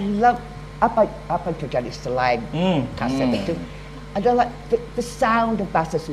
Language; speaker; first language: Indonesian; non-native, learner; English